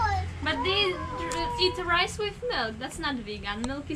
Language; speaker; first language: English; non-native, fluent; Polish